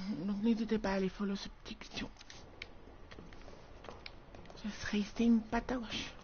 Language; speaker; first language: French; native; French